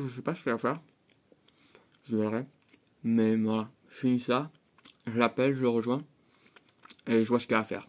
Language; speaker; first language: French; native; French